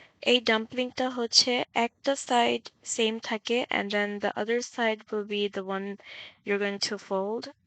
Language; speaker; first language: Bangla; early bilingual, heritage; Bangla